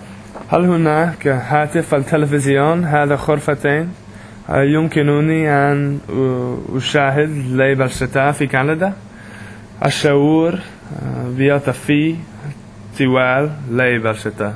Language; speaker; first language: Arabic; non-native, learner; English